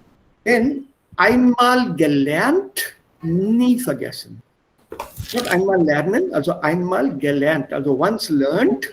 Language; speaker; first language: German; non-native, fluent; Hindi